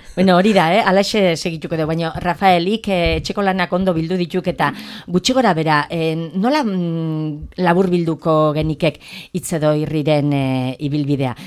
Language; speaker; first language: Basque; native; Basque